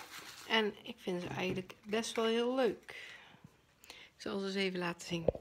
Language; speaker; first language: Dutch; native; Dutch